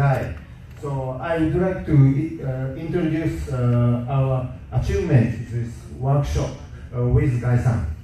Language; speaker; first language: English; non-native, learner; Japanese